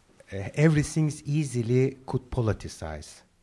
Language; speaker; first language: English; non-native, fluent; Turkish